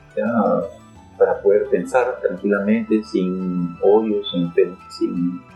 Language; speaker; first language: Spanish; native; Spanish